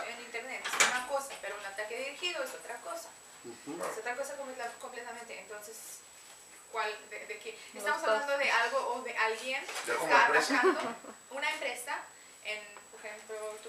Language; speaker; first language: Spanish; non-native, fluent; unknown